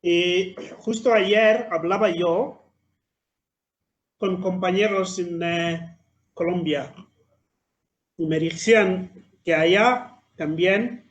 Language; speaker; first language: Spanish; non-native, fluent; Southern Sotho